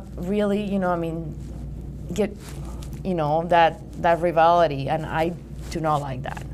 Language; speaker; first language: English; non-native, fluent; Spanish